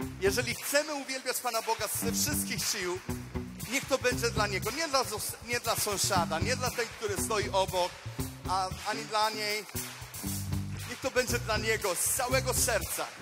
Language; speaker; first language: Polish; non-native, fluent; Spanish